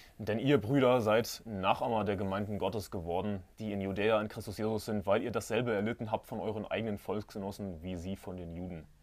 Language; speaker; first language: German; native; German